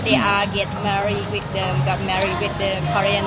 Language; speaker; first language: English; non-native, learner; Vietnamese